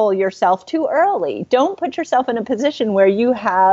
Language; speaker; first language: English; native; English